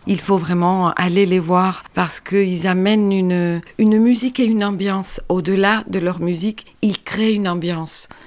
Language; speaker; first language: French; non-native, fluent; Spanish